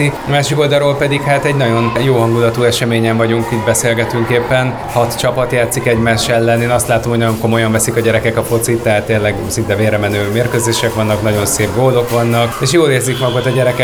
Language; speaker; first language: Hungarian; native; Hungarian